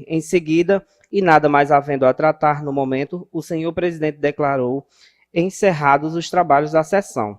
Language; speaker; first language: Portuguese; native; Portuguese